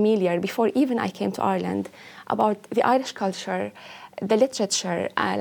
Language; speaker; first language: English; non-native, fluent; Arabic